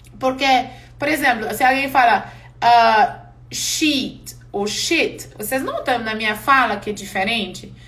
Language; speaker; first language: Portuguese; non-native, fluent; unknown